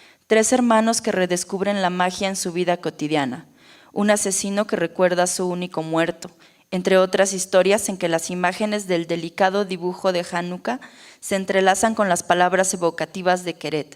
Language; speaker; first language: Spanish; native; Spanish